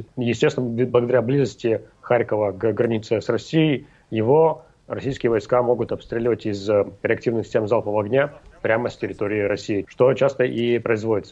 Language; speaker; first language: Russian; native; Russian